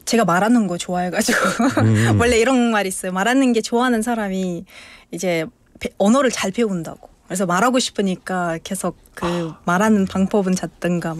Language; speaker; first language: Korean; non-native, fluent; Uzbek